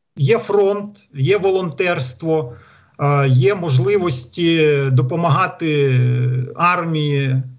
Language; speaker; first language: Ukrainian; non-native, local second language; Russian